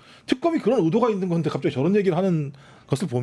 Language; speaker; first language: Korean; native; Korean